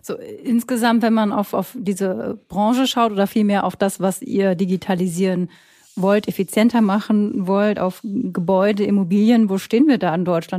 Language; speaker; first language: German; native; German